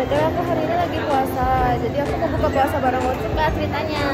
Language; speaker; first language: Indonesian; non-native, fluent; Japanese